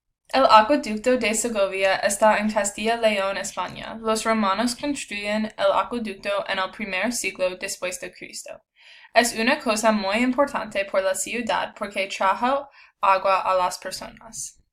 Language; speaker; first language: Spanish; non-native, learner; English